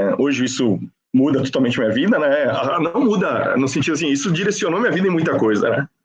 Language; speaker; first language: Portuguese; non-native, fluent; Spanish